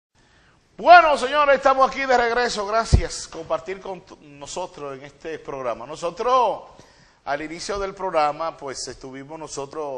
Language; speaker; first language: Spanish; native; Spanish